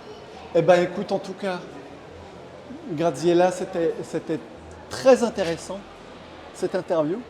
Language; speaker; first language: French; native; French